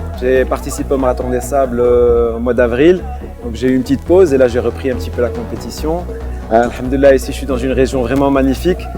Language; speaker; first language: French; non-native, local second language; Arabic